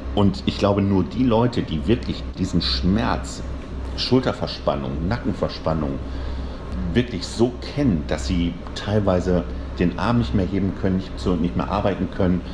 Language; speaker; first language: German; native; German